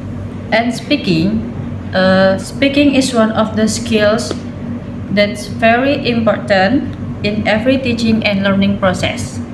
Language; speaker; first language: English; non-native, learner; Indonesian